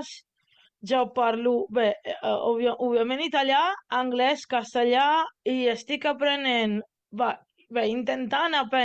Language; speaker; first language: Catalan; non-native, learner; Italian